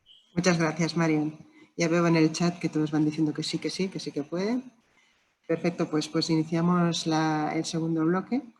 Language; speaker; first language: Spanish; native; Spanish